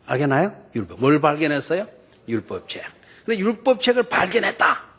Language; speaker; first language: Korean; native; Korean